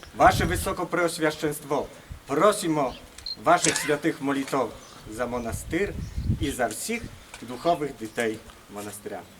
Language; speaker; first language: Ukrainian; early bilingual, heritage; Ukrainian